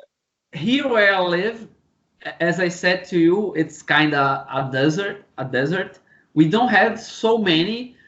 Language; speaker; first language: English; non-native, learner; Portuguese